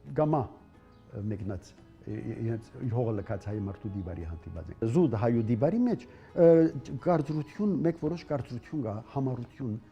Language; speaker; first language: Armenian; early bilingual, heritage; Armenian